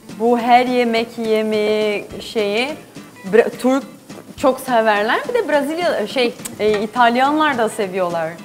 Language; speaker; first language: Turkish; non-native, learner; Portuguese